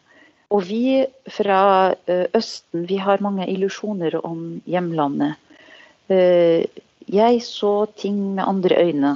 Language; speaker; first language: Norwegian; non-native, fluent; Arabic